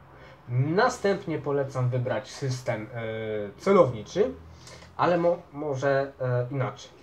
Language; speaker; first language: Polish; native; Polish